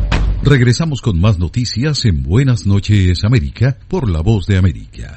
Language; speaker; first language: Spanish; native; Spanish